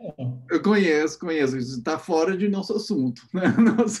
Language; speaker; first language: Portuguese; non-native, fluent; English